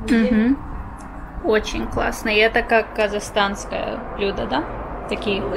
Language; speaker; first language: Russian; non-native, fluent; English